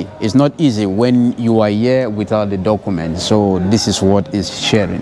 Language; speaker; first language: English; non-native, fluent; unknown